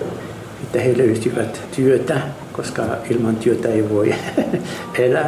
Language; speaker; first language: Finnish; non-native, learner; Arabic